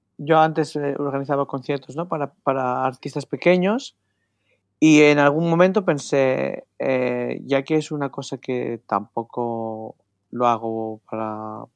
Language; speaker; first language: Spanish; non-native, fluent; Greek